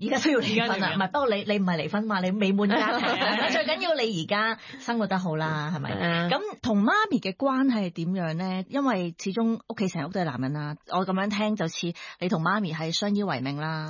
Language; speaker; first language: Cantonese; native; Cantonese